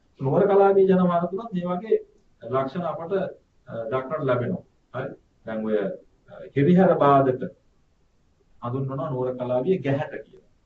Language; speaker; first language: Sinhala; native; Sinhala